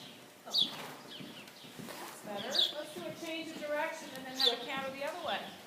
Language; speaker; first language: English; native; English